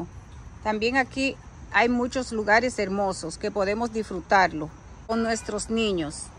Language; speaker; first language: Spanish; native; Spanish